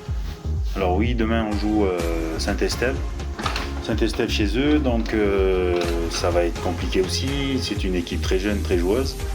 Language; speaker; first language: French; native; French